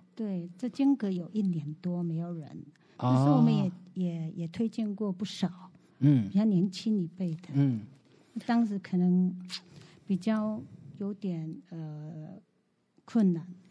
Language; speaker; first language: Chinese; native; Chinese